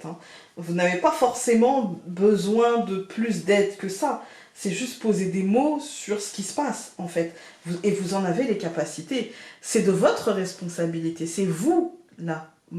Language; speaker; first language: French; native; French